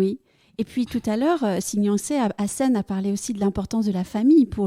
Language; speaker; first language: French; native; French